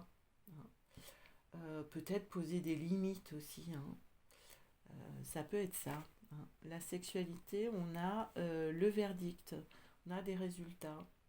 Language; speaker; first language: French; native; French